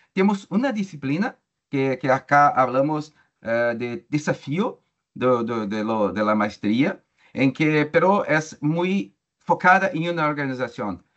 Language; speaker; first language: Spanish; non-native, learner; Portuguese